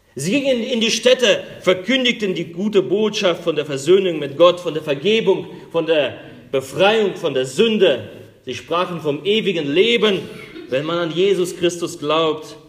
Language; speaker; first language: German; non-native, fluent; Russian